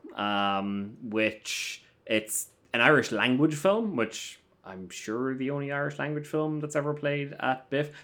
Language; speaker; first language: English; native; English